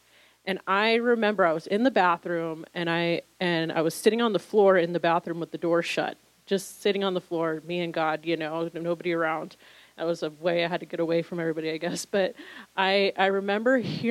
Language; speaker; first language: English; native; English